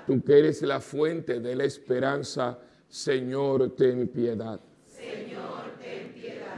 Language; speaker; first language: Spanish; native; Spanish